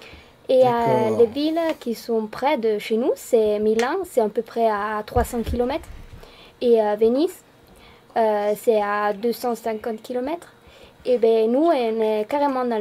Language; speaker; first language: French; non-native, fluent; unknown